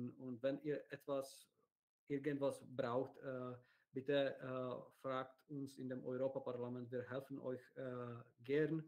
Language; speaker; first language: German; non-native, learner; Czech